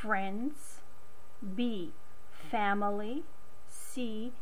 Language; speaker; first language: English; non-native, fluent; Macedonian